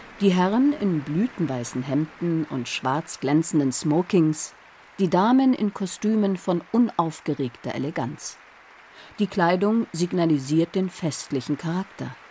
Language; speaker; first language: German; native; German